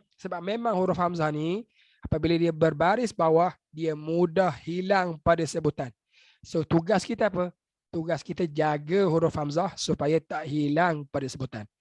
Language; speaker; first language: Malay; native; Malay